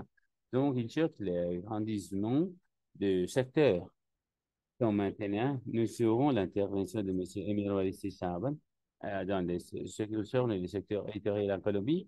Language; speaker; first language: French; non-native, learner; Spanish